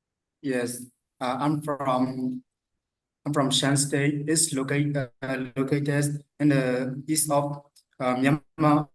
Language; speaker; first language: English; non-native, learner; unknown